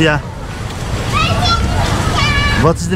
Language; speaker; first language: English; non-native, learner; Turkish